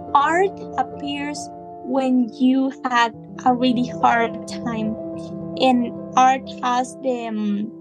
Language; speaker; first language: English; non-native, fluent; Spanish